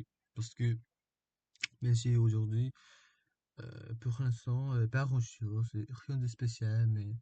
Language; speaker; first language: French; non-native, learner; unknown